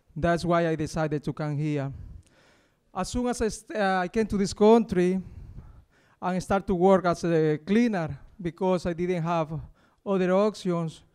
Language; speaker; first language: English; non-native, fluent; Spanish